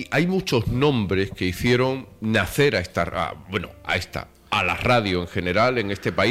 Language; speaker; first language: Spanish; native; Spanish